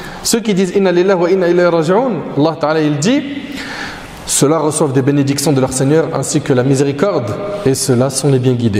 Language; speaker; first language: French; native; French